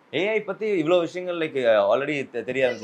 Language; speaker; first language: Tamil; native; Tamil